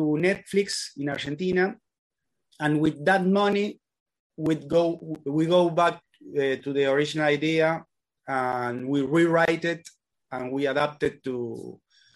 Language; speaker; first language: English; non-native, learner; Spanish